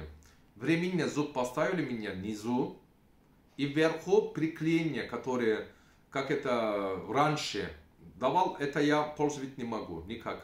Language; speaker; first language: Russian; non-native, learner; Turkish